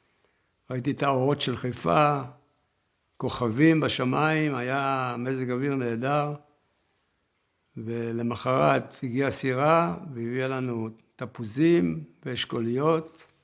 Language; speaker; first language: Hebrew; early bilingual, other home language; Yiddish